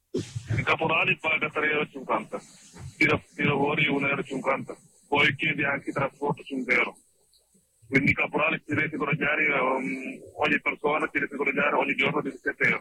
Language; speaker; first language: Italian; non-native, learner; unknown